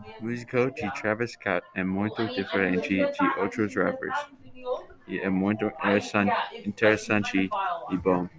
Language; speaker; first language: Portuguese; non-native, learner; Spanish